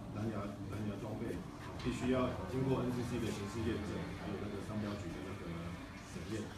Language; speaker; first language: Chinese; native; Chinese